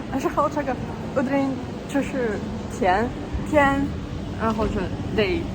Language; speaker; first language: Chinese; non-native, fluent; Russian